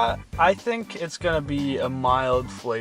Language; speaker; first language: English; native; English